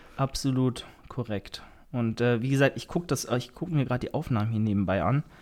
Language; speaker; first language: German; non-native, fluent; Russian